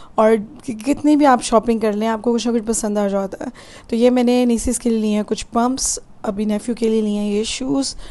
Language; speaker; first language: Urdu; native; Urdu